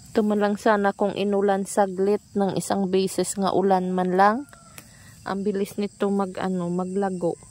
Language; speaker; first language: Filipino; non-native, local second language; Cebuano